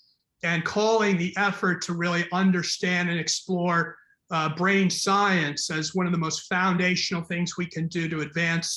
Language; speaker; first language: English; native; English